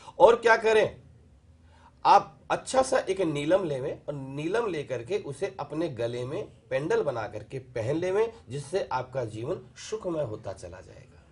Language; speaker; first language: Hindi; native; Hindi